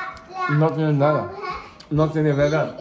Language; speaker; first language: Spanish; non-native, learner; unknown